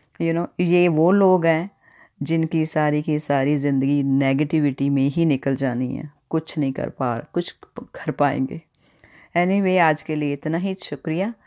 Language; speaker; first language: Hindi; non-native, local second language; Punjabi